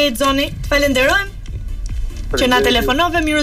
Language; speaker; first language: Albanian; native; Albanian